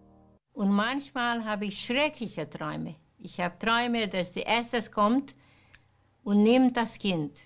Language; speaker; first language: German; non-native, learner; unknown